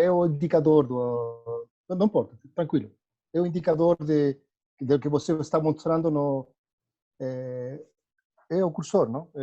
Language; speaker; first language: Portuguese; non-native, fluent; Spanish